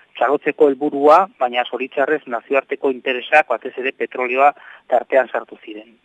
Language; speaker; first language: Basque; native; Basque